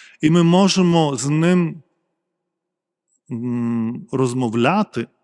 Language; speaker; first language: Ukrainian; non-native, fluent; Lithuanian